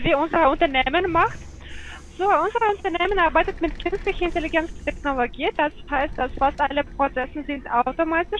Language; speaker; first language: German; non-native, learner; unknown